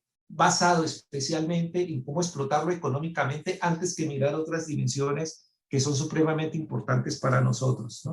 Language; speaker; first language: Spanish; native; Spanish